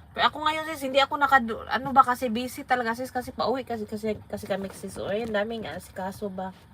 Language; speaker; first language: Filipino; non-native, local second language; Waray